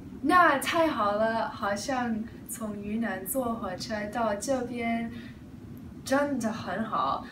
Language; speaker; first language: Chinese; non-native, learner; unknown